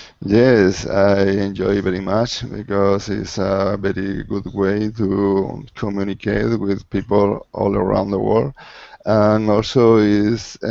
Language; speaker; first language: English; non-native, learner; Spanish